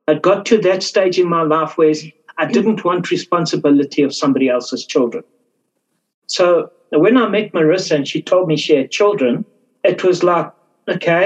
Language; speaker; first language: English; native; English